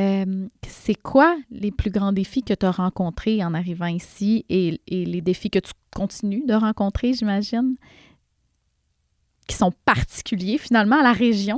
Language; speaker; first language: French; native; French